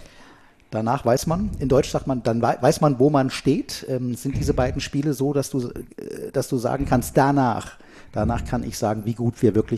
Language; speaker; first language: German; native; German